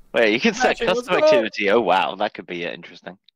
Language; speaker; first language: English; native; English